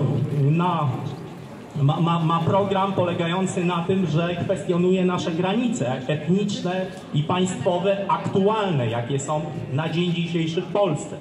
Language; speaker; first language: Polish; native; Polish